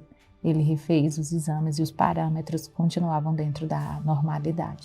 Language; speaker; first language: Portuguese; native; Portuguese